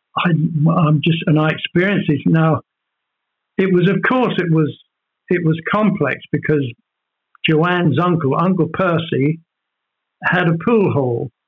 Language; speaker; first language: English; native; English